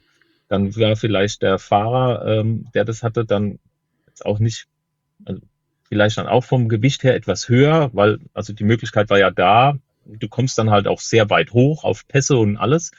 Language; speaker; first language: German; native; German